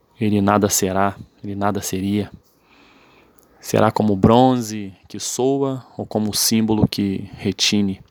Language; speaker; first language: Portuguese; native; Portuguese